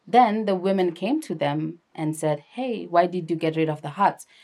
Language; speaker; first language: English; non-native, local second language; Nepali